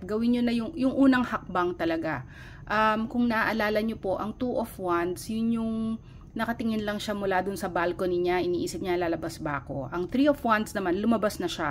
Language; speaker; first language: Filipino; native; Filipino